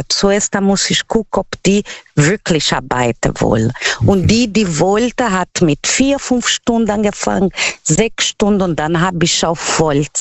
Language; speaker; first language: German; non-native, learner; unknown